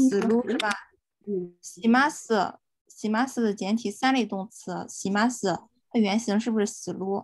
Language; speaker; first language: Japanese; non-native, fluent; Chinese